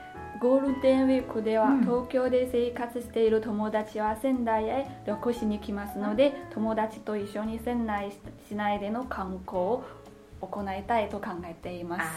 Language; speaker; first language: Japanese; non-native, fluent; Chinese